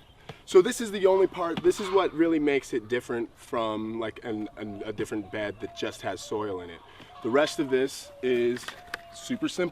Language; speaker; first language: English; native; English